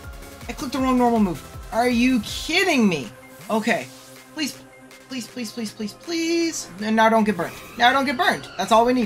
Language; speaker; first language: English; native; English